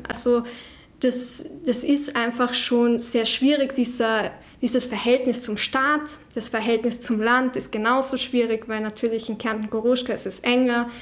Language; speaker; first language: German; non-native, local second language; Slovenian